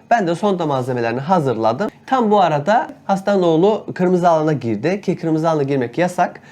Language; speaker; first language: Turkish; native; Turkish